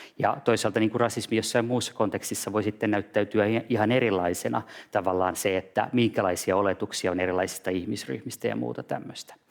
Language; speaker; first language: Finnish; non-native, local second language; Swedish